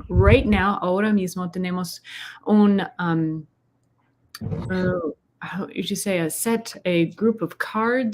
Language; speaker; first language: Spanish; non-native, learner; English